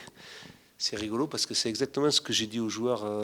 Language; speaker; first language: French; native; French